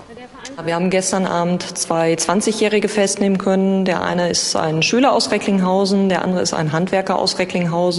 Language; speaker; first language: German; native; German